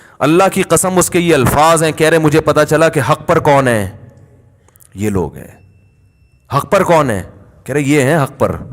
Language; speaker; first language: Urdu; native; Urdu